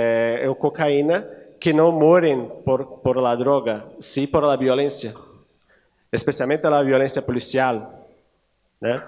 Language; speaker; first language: Spanish; non-native, learner; Portuguese